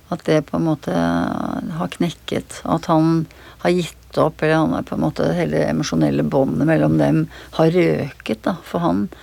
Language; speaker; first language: Norwegian; native; Norwegian